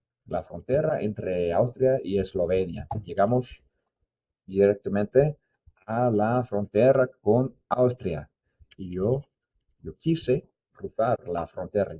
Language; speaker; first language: Spanish; non-native, fluent; English